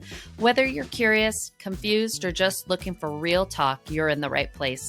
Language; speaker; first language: English; native; English